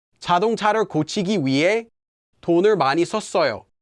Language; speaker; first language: Korean; non-native, fluent; English